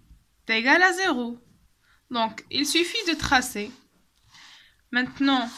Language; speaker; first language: French; non-native, local second language; Arabic